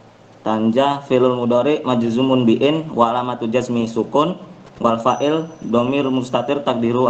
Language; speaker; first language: Arabic; non-native, learner; Indonesian